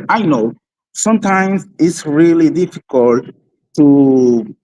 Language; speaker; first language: English; non-native, learner; Spanish